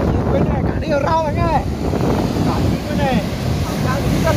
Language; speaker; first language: Vietnamese; native; Vietnamese